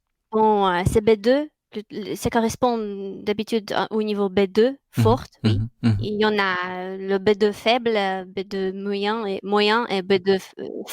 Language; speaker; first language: French; non-native, fluent; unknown